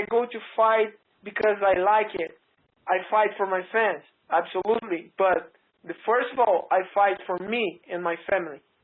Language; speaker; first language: English; non-native, learner; Portuguese